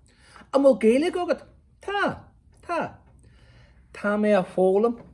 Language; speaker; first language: Irish; non-native, local second language; English